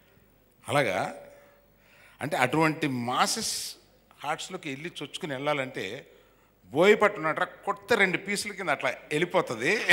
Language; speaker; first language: Telugu; native; Telugu